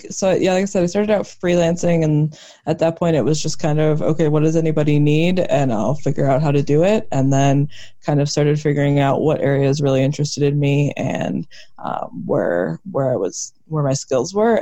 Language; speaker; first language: English; native; English